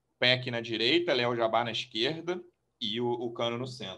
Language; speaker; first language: Portuguese; native; Portuguese